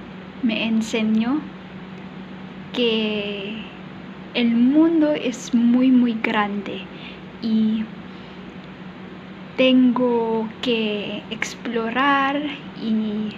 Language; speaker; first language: Spanish; non-native, learner; Filipino